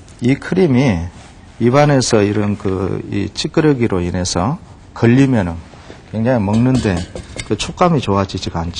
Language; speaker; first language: Korean; native; Korean